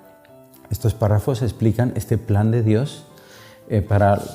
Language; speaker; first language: Spanish; native; Spanish